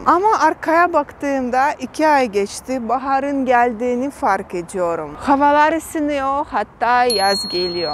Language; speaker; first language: Turkish; non-native, fluent; Russian